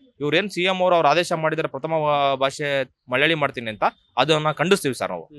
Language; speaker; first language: Kannada; native; Kannada